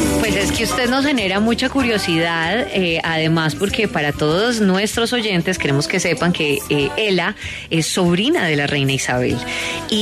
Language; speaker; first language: Spanish; native; Spanish